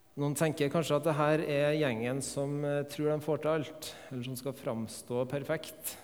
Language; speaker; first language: Norwegian; native; Norwegian